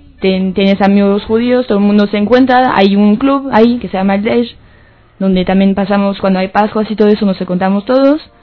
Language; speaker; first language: Spanish; non-native, fluent; French